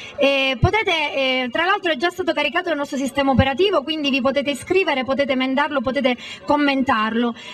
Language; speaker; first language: Italian; native; Italian